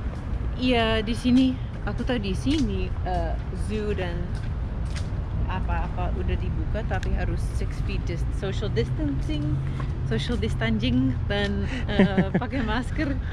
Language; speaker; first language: Indonesian; non-native, learner; English